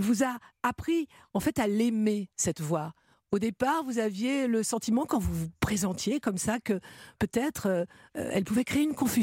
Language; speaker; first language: French; native; French